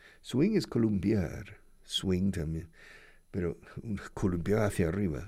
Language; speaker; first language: Spanish; non-native, fluent; English